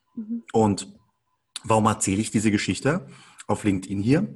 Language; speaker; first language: German; native; German